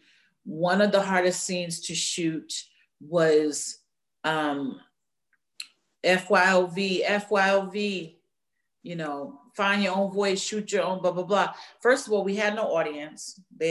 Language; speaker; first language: English; native; English